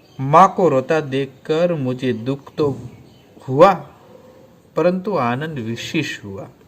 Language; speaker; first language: Hindi; non-native, local second language; Gujarati